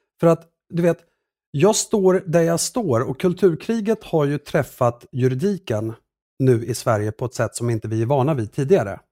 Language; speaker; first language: Swedish; early bilingual, other home language; Assyrian Neo-Aramaic